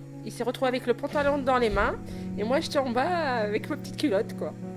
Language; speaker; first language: French; native; French